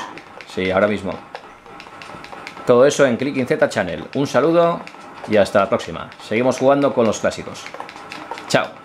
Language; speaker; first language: Spanish; native; Spanish